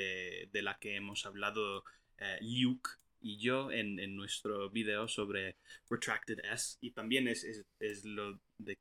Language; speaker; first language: Spanish; non-native, fluent; English